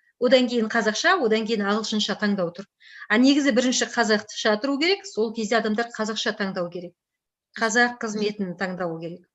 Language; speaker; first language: Kazakh; native; Kazakh